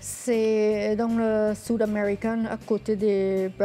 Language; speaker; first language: French; non-native, learner; English